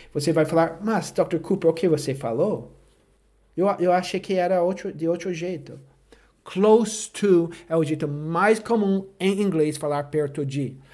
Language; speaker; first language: Portuguese; non-native, fluent; English